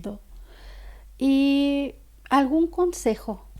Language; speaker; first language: Spanish; native; Spanish